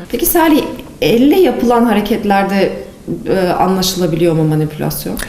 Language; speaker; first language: Turkish; native; Turkish